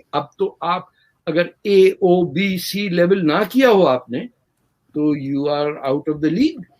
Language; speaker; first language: Urdu; native; Urdu